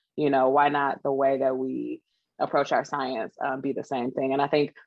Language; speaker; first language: English; native; English